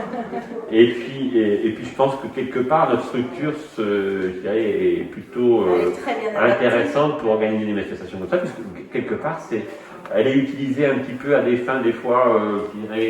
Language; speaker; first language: French; native; French